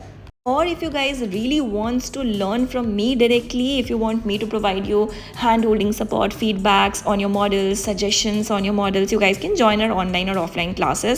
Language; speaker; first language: English; non-native, local second language; Hindi